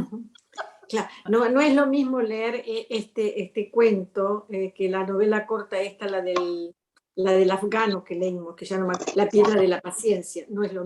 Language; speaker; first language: Spanish; native; Spanish